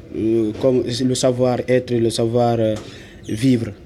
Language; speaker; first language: French; non-native, local second language; Fula